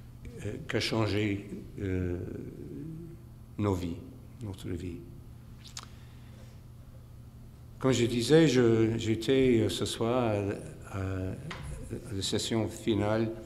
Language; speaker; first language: French; non-native, fluent; English